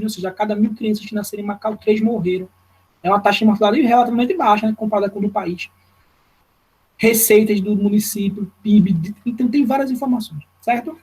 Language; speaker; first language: Portuguese; native; Portuguese